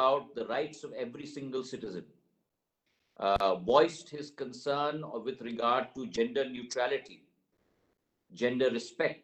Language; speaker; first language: English; non-native, local second language; Hindi